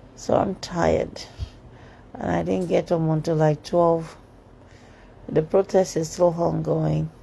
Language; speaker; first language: English; non-native, local second language; Yoruba